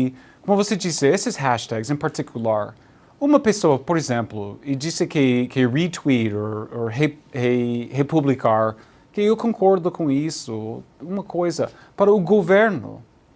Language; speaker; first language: Portuguese; non-native, learner; English